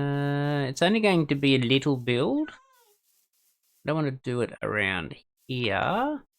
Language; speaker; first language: English; native; English